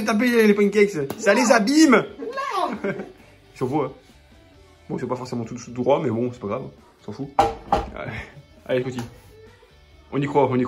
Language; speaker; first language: French; native; French